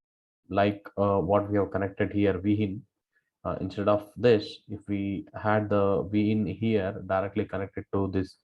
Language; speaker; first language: English; non-native, local second language; Kannada